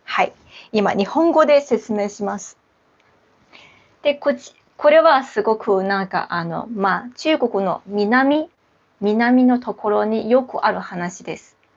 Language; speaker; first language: Japanese; non-native, local second language; Chinese